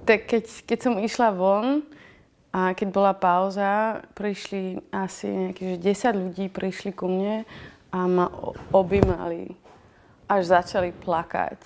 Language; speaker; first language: Slovak; non-native, fluent; Dutch